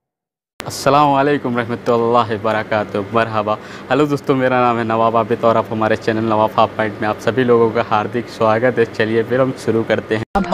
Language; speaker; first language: Hindi; native; Hindi